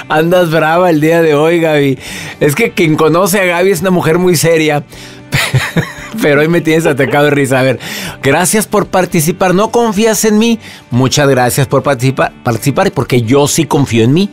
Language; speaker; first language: Spanish; native; Spanish